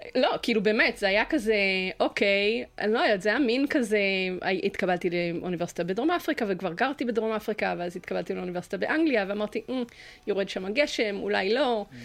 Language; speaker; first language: Hebrew; early bilingual, other home language; English